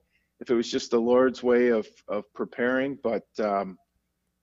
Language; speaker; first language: English; native; English